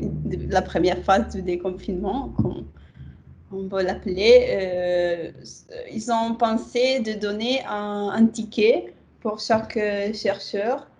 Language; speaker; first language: French; non-native, fluent; Italian